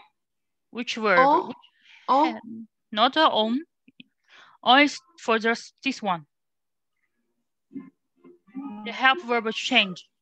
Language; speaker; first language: English; non-native, learner; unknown